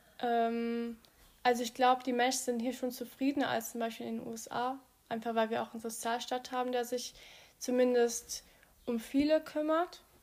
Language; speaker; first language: German; early bilingual, other home language; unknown